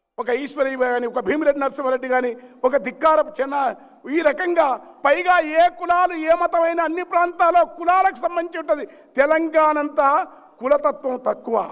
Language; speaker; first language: Telugu; native; Telugu